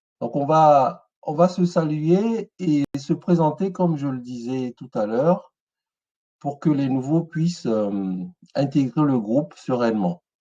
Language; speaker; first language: French; non-native, local second language; Ewe